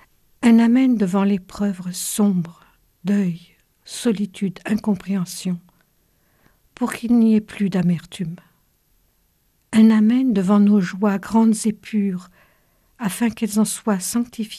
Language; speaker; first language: French; native; French